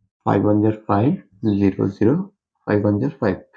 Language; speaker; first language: English; non-native, local second language; Hindi